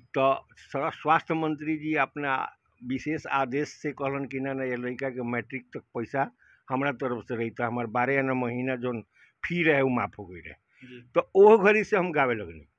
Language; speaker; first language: Hindi; native; Hindi